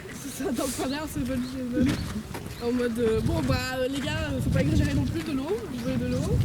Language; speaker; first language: French; native; French